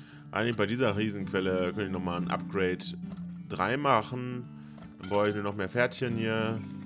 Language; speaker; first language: German; native; German